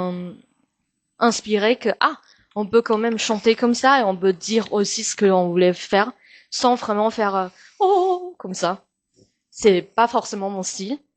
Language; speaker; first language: French; non-native, fluent; Min Nan Chinese